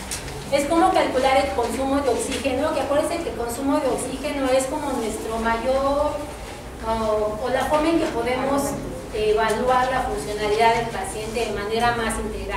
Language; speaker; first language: Spanish; native; Spanish